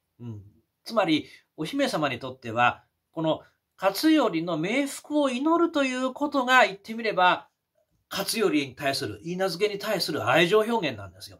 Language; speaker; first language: Japanese; native; Japanese